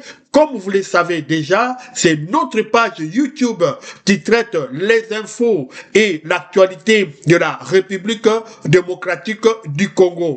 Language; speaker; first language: French; non-native, local second language; Lingala